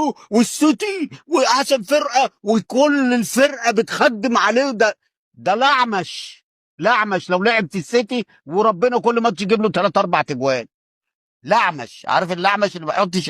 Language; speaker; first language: Arabic; native; Arabic